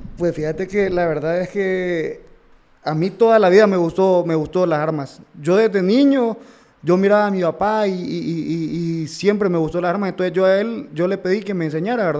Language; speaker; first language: Spanish; native; Spanish